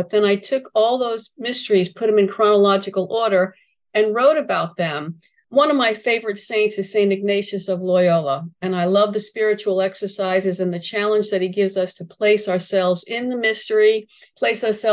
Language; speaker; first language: English; native; English